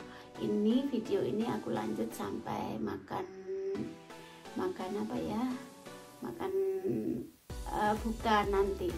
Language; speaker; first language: Indonesian; non-native, local second language; Javanese